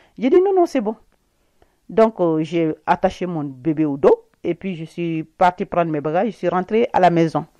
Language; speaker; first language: French; non-native, local second language; Bambara